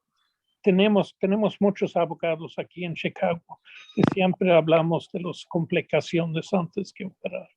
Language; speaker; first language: Spanish; non-native, fluent; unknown